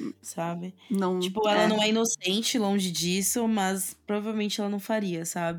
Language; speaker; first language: Portuguese; native; Portuguese